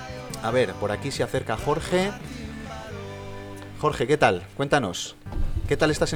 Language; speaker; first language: Spanish; native; Spanish